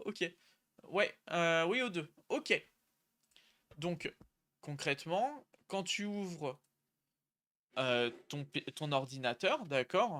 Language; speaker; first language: French; native; French